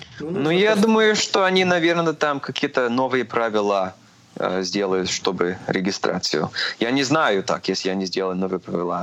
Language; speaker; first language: Russian; early bilingual, heritage; Russian